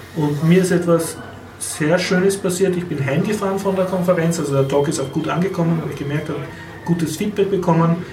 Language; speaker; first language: German; native; German